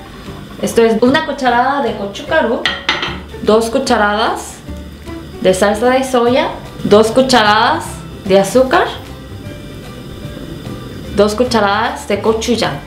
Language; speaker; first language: Spanish; non-native, fluent; Korean